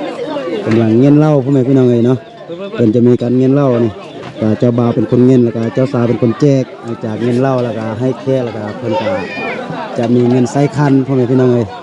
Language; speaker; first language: Thai; non-native, local second language; Lao